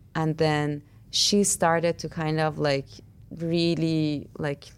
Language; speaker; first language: English; non-native, fluent; Persian